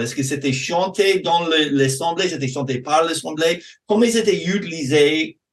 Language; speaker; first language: French; non-native, fluent; English